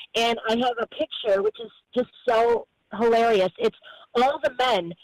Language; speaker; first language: English; native; English